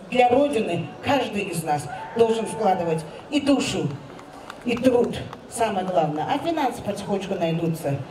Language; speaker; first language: Russian; non-native, local second language; Uzbek